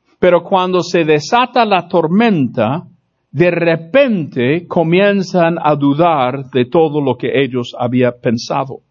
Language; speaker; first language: Spanish; non-native, fluent; English